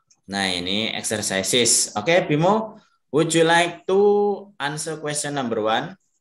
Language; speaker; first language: English; non-native, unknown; Indonesian